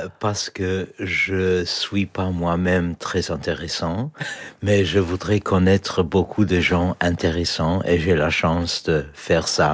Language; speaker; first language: French; non-native, fluent; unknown